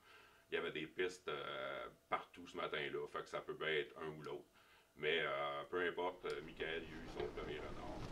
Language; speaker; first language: French; native; French